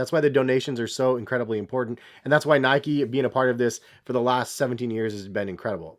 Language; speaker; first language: English; native; English